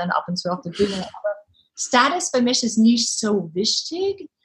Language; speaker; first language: German; non-native, learner; English